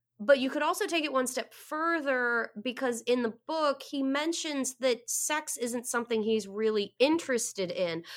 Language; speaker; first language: English; native; English